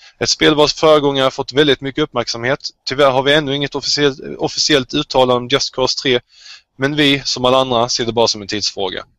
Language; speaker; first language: Swedish; native; Swedish